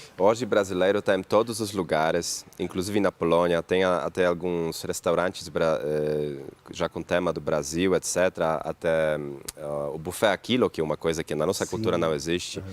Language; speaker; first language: Portuguese; non-native, fluent; Polish